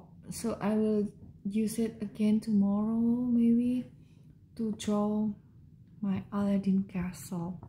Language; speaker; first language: English; non-native, learner; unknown